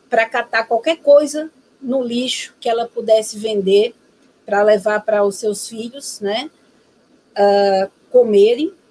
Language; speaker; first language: Portuguese; native; Portuguese